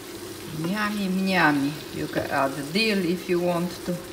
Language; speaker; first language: English; non-native, learner; Polish